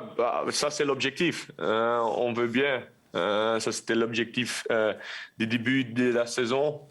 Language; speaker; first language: French; non-native, local second language; Dutch